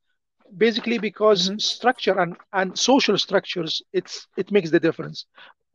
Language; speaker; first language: English; non-native, fluent; Arabic